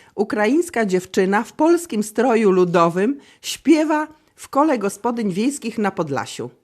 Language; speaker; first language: Polish; native; Polish